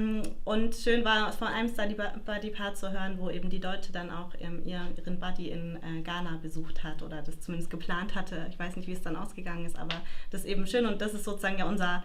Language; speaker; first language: German; native; German